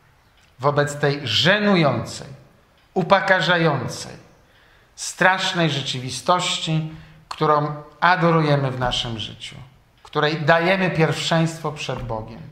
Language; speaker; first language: Polish; native; Polish